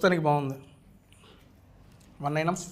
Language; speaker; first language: Telugu; native; Telugu